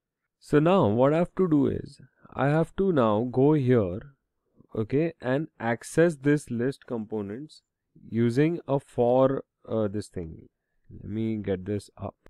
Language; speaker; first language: English; non-native, local second language; Hindi